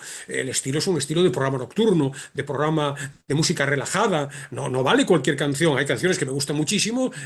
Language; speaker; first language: Spanish; native; Spanish